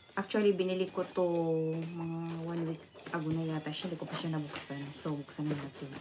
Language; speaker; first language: Filipino; non-native, local second language; Cebuano